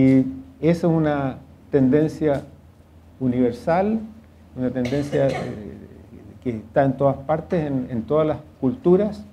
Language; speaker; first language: Spanish; native; Spanish